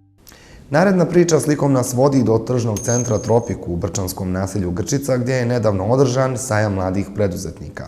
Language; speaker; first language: Bosnian; native; Bosnian